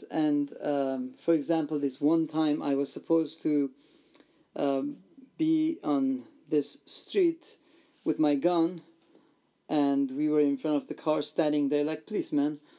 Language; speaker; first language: English; non-native, fluent; Armenian